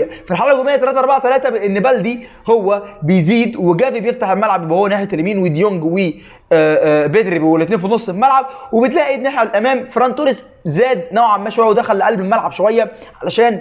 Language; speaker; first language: Arabic; native; Arabic